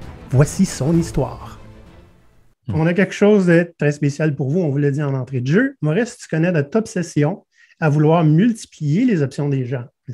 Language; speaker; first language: French; native; French